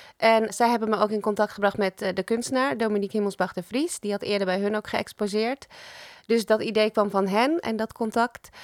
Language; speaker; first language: Dutch; native; Dutch